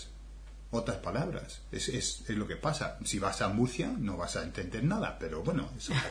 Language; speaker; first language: Spanish; non-native, fluent; English